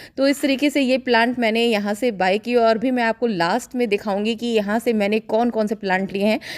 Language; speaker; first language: Hindi; native; Hindi